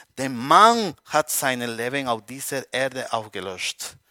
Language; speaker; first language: German; non-native, learner; Spanish